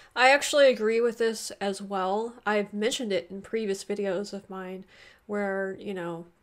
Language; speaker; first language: English; native; English